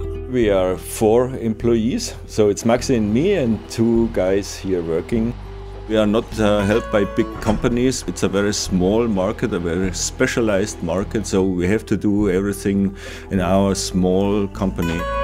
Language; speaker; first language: English; non-native, fluent; German